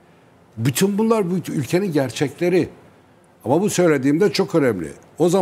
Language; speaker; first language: Turkish; native; Turkish